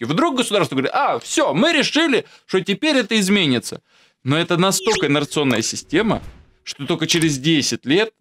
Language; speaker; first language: Russian; native; Russian